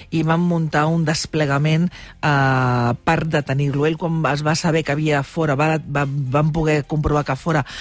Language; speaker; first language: Catalan; non-native, local second language; Spanish